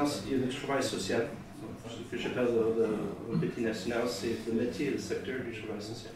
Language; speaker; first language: French; native; French